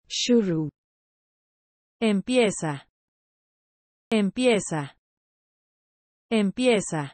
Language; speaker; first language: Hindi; native; Hindi